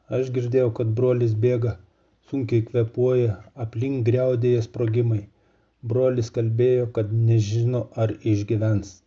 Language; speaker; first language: Lithuanian; non-native, fluent; Russian